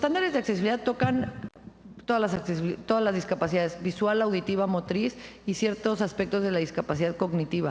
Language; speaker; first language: Spanish; native; Spanish